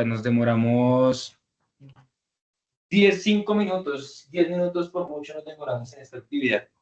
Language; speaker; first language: Spanish; native; Spanish